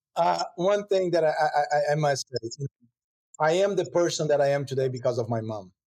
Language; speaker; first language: English; non-native, fluent; Portuguese